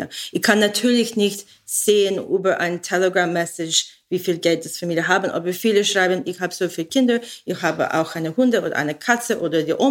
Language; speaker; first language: German; non-native, learner; English